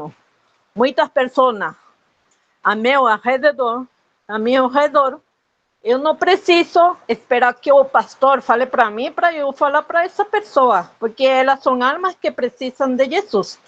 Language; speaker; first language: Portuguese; non-native, fluent; Spanish